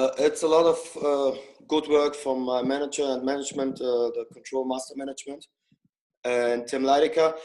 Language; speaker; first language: English; non-native, fluent; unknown